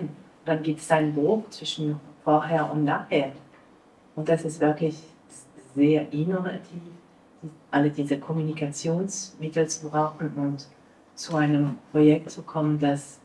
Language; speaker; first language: German; non-native, fluent; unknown